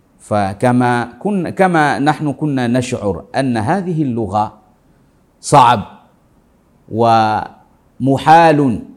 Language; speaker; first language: Arabic; non-native, fluent; Swahili